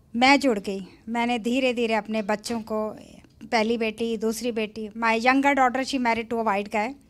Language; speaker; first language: Hindi; native; Hindi